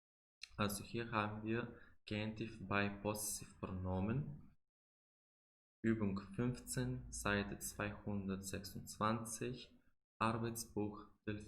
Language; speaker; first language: German; non-native, fluent; Macedonian